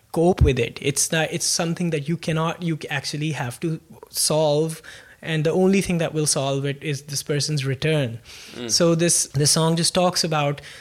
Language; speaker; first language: English; non-native, local second language; Punjabi